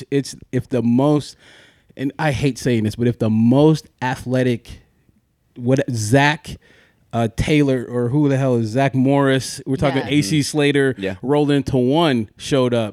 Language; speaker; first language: English; native; English